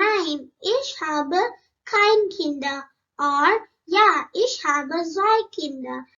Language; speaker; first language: German; non-native, learner; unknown